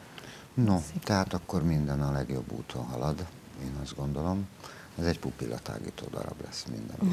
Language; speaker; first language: Hungarian; native; Hungarian